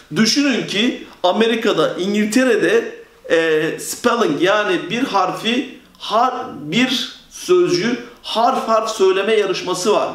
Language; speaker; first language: Turkish; native; Turkish